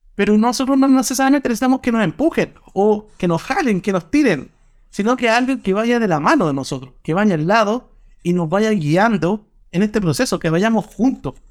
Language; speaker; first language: Spanish; native; Spanish